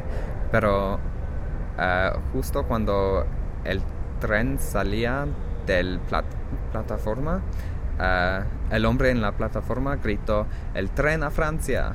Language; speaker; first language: Spanish; non-native, fluent; English